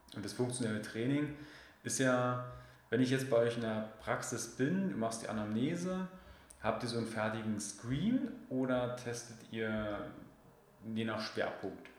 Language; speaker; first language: German; native; German